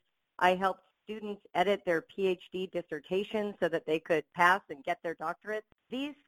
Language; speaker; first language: English; native; English